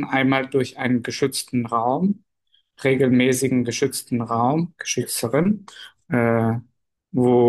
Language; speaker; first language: German; non-native, fluent; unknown